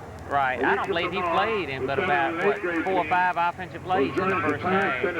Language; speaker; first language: English; native; English